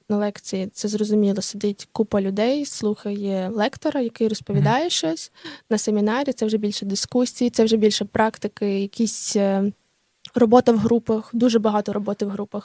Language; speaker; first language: Ukrainian; native; Ukrainian